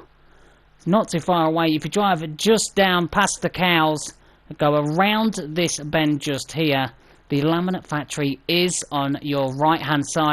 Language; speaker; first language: English; native; English